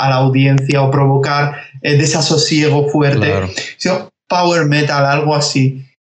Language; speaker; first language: Spanish; early bilingual, other home language; Georgian